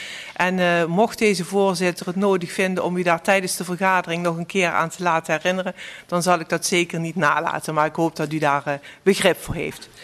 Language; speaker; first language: Dutch; native; Dutch